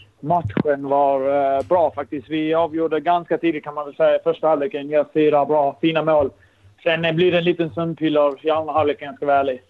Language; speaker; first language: Swedish; early bilingual, other home language; Kurdish